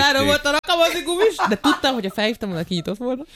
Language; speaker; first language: Hungarian; native; Hungarian